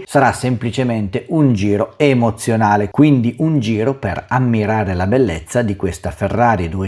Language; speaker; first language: Italian; native; Italian